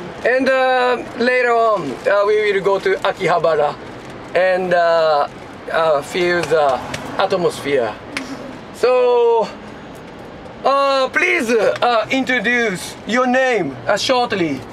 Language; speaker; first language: English; non-native, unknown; Japanese